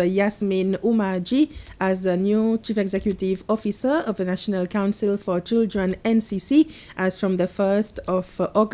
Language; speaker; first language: English; non-native, local second language; Seselwa Creole French